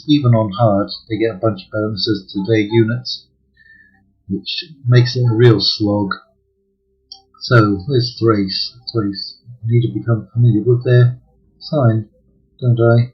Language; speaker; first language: English; native; English